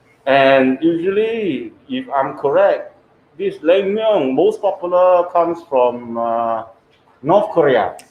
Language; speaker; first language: English; non-native, fluent; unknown